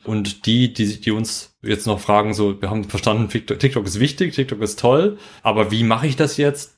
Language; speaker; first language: German; native; German